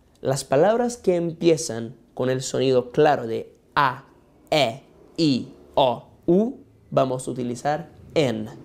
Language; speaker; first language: Spanish; non-native, fluent; Portuguese